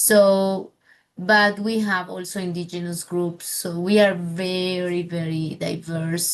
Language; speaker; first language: English; non-native, fluent; Spanish